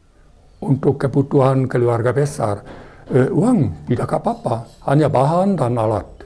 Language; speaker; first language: Indonesian; non-native, fluent; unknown